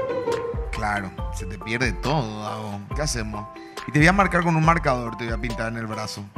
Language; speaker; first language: Spanish; native; Spanish